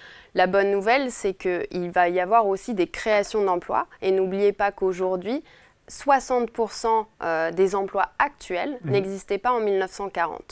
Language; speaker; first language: French; native; French